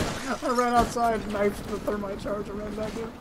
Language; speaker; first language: English; native; English